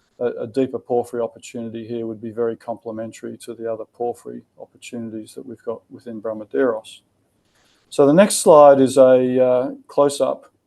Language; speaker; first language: English; native; English